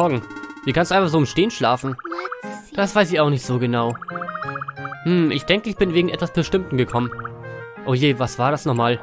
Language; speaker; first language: German; native; German